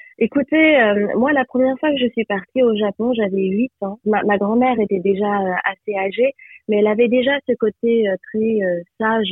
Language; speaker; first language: French; early bilingual, other home language; Japanese